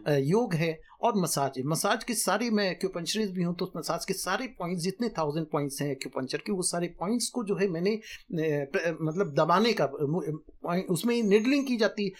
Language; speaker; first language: Hindi; native; Hindi